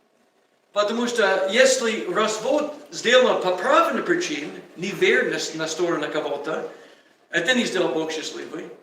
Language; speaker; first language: Russian; non-native, learner; English